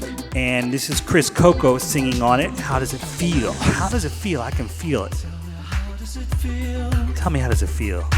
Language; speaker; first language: English; native; English